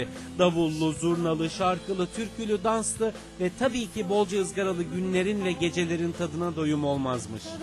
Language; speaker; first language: Turkish; native; Turkish